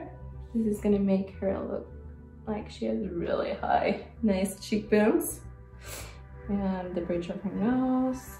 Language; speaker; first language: English; non-native, fluent; Swedish